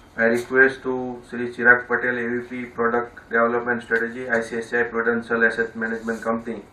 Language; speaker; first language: English; non-native, local second language; Gujarati